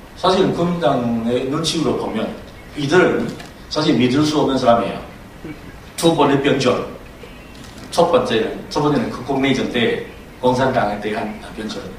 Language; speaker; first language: Korean; non-native, fluent; Chinese